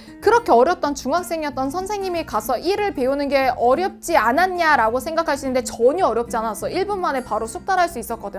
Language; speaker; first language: Korean; native; Korean